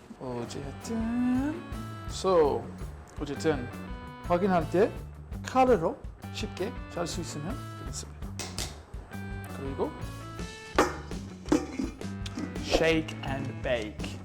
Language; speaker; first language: Korean; non-native, learner; English